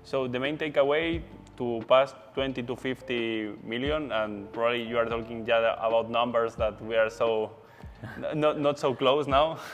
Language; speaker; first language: English; non-native, learner; Spanish